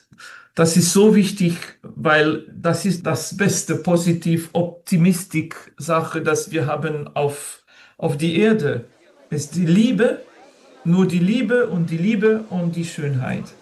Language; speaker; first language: German; non-native, learner; French